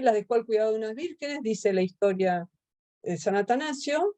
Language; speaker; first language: Spanish; native; Spanish